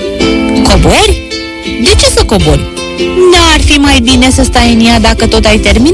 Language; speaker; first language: Romanian; native; Romanian